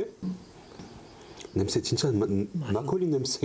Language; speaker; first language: Korean; non-native, learner; French